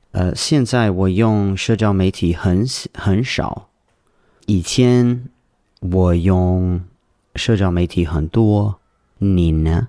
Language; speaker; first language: Chinese; non-native, learner; English